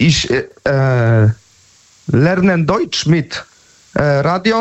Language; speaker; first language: German; non-native, learner; Polish